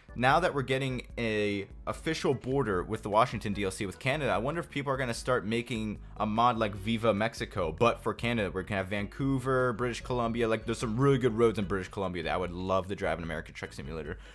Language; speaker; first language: English; native; English